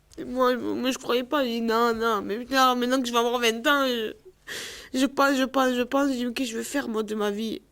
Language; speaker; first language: French; native; French